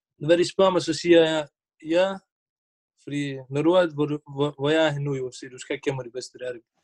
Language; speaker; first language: Danish; early bilingual, other home language; Bosnian